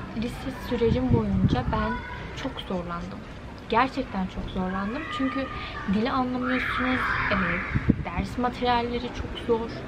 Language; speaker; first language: Turkish; early bilingual, heritage; Turkish